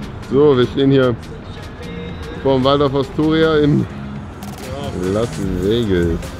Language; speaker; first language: German; native; German